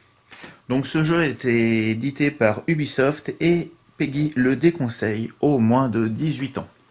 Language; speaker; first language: French; native; French